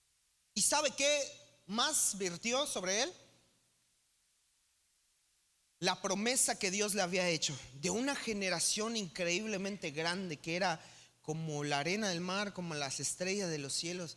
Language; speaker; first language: Spanish; native; Spanish